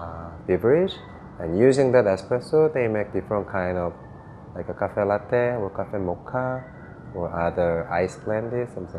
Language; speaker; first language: English; non-native, fluent; Korean